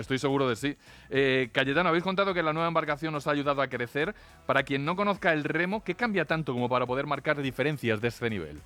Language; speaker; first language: Spanish; native; Spanish